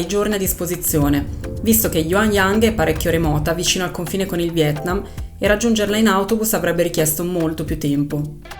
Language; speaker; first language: Italian; native; Italian